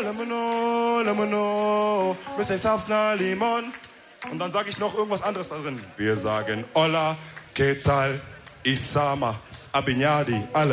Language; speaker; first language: German; early bilingual, other home language; Wolof